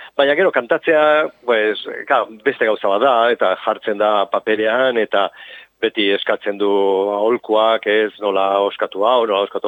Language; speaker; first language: Basque; non-native, local second language; Spanish